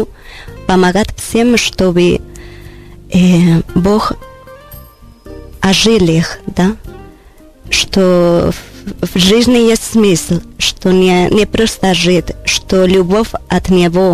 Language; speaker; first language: Russian; non-native, learner; Spanish